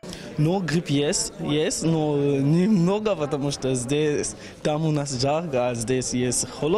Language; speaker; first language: Russian; non-native, learner; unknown